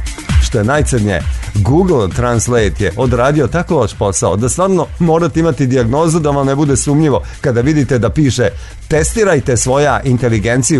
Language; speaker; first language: Serbian; native; Serbian